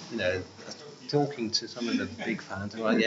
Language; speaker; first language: English; native; English